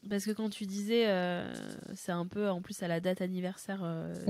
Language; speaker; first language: French; native; French